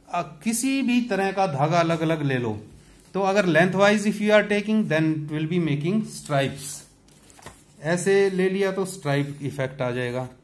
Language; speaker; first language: Hindi; native; Hindi